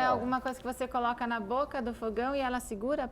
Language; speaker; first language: Portuguese; native; Portuguese